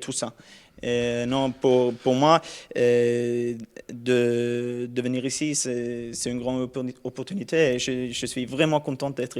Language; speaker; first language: French; non-native, learner; Norwegian